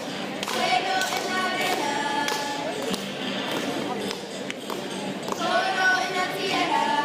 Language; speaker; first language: Spanish; non-native, learner; English